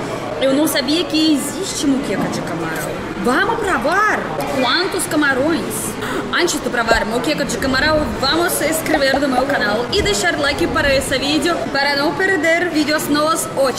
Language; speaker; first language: Portuguese; non-native, learner; Russian